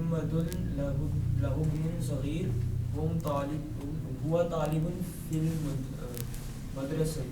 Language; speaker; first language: Arabic; non-native, learner; Urdu